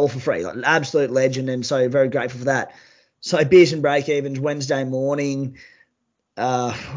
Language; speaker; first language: English; native; English